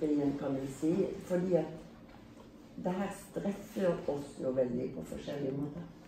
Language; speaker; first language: Norwegian; native; Norwegian